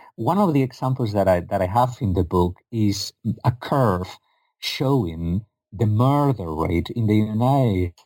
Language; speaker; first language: English; non-native, fluent; Spanish